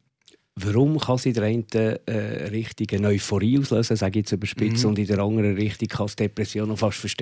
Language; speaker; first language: German; native; German